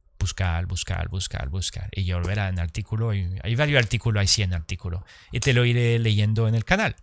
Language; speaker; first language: Spanish; early bilingual, heritage; Spanish